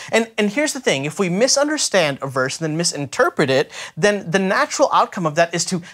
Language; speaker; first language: English; native; English